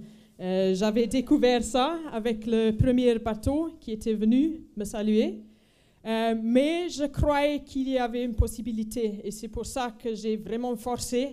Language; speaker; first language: French; non-native, fluent; Afrikaans